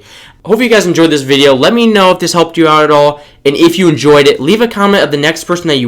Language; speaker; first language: English; native; English